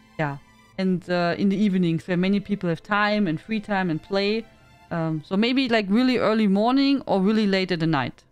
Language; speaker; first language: English; non-native, fluent; German